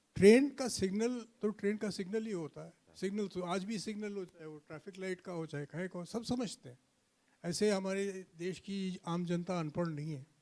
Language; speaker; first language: Hindi; native; Hindi